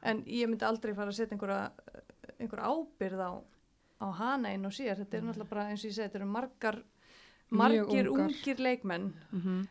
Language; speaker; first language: Icelandic; native; Icelandic